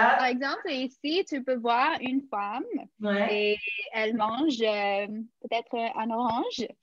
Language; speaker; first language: French; non-native, fluent; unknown